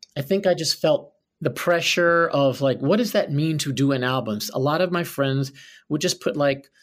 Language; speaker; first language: English; native; English